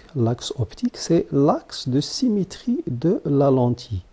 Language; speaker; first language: French; non-native, local second language; Arabic